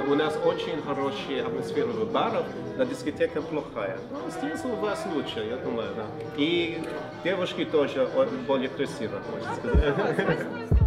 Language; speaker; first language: Russian; non-native, learner; English